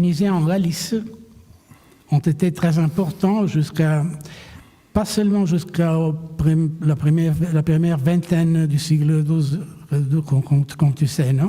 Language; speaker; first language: French; non-native, fluent; Italian